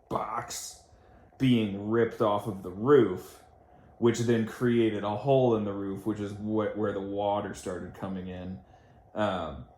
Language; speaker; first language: English; native; English